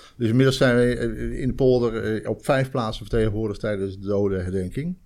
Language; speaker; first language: Dutch; native; Dutch